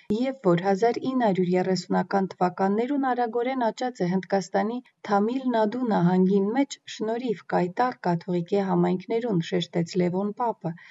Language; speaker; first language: Armenian; early bilingual, heritage; Armenian